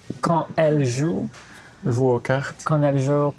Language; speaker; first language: French; non-native, fluent; Portuguese